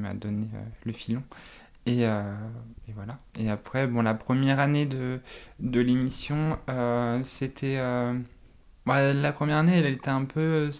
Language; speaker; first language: French; native; French